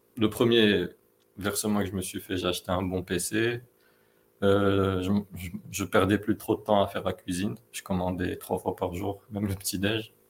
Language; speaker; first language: French; non-native, local second language; Arabic